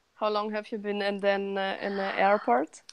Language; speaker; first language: English; non-native, fluent; Russian